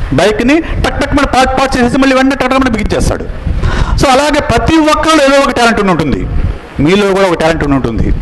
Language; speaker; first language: Telugu; native; Telugu